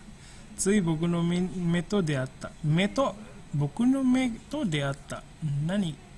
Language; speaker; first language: Japanese; non-native, fluent; Indonesian